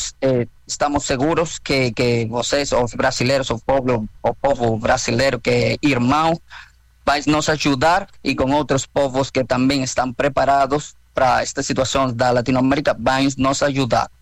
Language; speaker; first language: Portuguese; non-native, fluent; Spanish